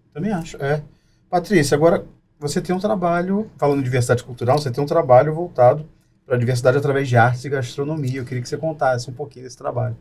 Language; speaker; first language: Portuguese; native; Portuguese